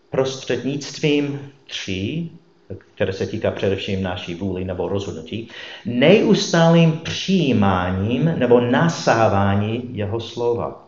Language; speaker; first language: Czech; non-native, fluent; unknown